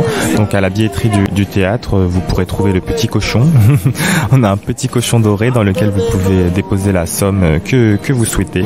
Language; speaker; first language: French; native; French